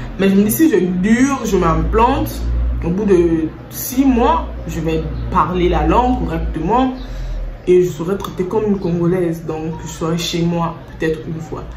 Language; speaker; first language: French; native; French